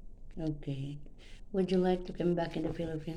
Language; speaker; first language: English; non-native, local second language; Filipino